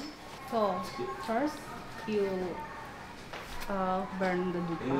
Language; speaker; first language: English; non-native, fluent; Indonesian